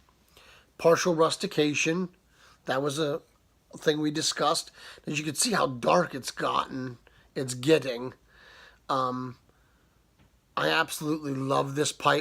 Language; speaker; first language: English; native; English